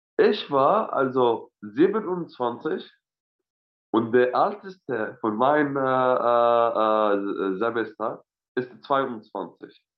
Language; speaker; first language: German; non-native, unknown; Arabic